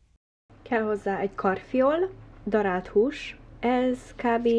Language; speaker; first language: Hungarian; early bilingual, heritage; Hungarian